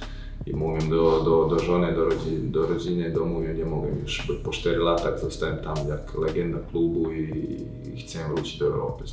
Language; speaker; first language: Polish; non-native, learner; Croatian